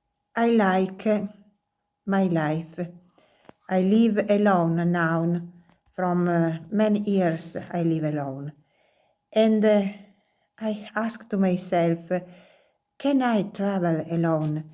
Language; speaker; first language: English; non-native, learner; Italian